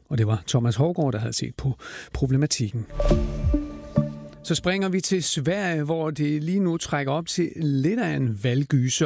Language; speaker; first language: Danish; native; Danish